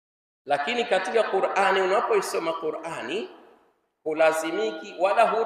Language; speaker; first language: Swahili; native; Swahili